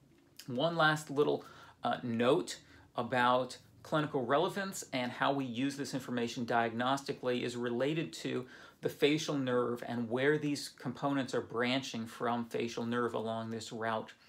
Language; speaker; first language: English; native; English